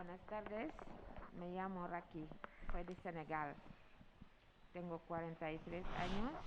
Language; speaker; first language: Spanish; non-native, fluent; Wolof